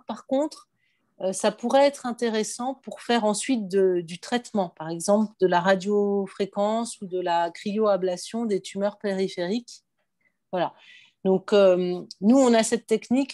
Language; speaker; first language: French; native; French